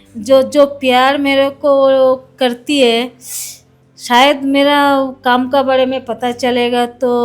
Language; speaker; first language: Hindi; non-native, local second language; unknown